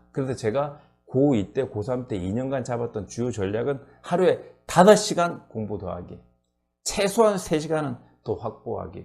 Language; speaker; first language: Korean; native; Korean